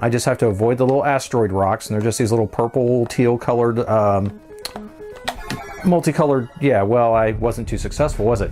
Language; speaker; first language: English; native; English